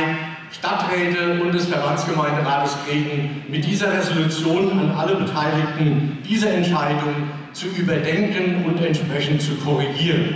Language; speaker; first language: German; native; German